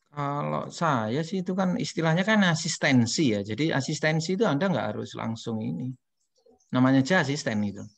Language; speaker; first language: Indonesian; non-native, local second language; Javanese